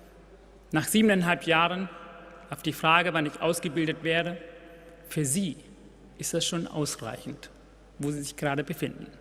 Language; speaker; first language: German; non-native, fluent; Tamil